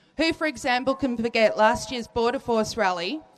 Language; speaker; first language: English; native; English